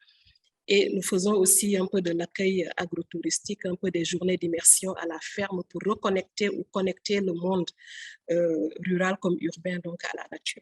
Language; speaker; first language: French; non-native, local second language; Wolof